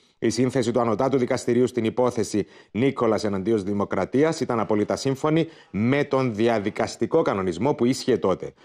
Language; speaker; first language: Greek; native; Greek